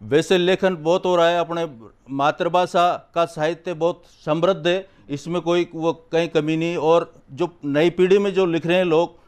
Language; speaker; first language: Hindi; native; Hindi